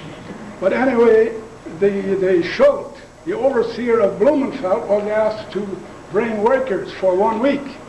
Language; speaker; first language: English; non-native, local second language; Plautdietsch